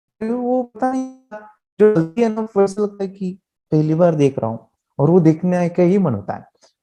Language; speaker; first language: Hindi; native; Hindi